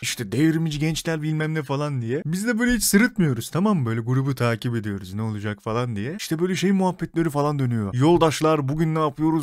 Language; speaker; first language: Turkish; native; Turkish